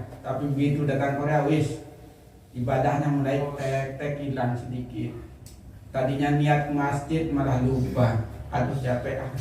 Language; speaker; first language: Indonesian; native; Indonesian